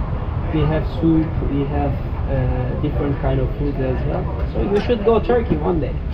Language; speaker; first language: English; non-native, learner; Turkish